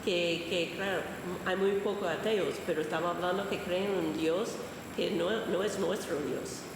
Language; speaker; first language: Spanish; non-native, fluent; English